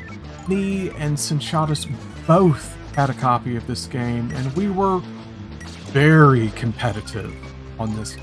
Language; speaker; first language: English; native; English